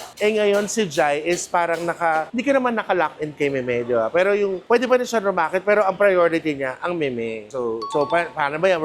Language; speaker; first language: Filipino; native; Filipino